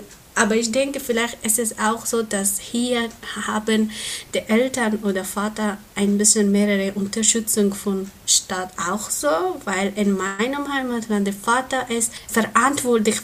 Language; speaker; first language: German; non-native, learner; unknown